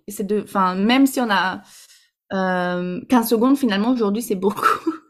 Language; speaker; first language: French; non-native, fluent; Portuguese